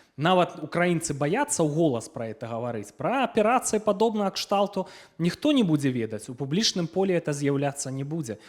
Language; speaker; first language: Belarusian; non-native, local second language; Russian